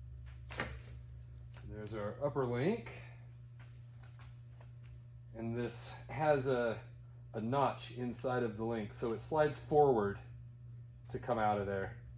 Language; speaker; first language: English; native; English